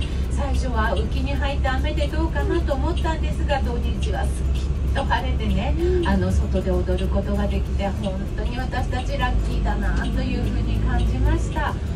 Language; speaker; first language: Japanese; native; Japanese